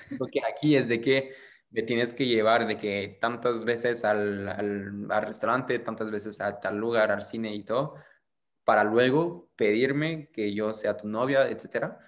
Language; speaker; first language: Spanish; non-native, fluent; French